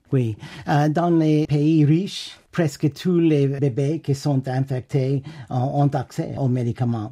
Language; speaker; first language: French; non-native, fluent; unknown